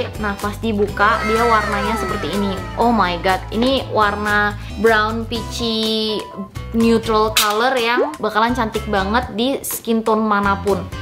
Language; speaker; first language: Indonesian; early bilingual, other home language; Korean